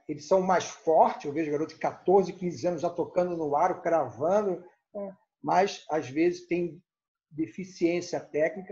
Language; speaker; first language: Portuguese; native; Portuguese